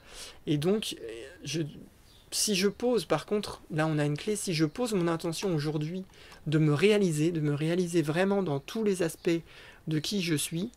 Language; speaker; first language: French; native; French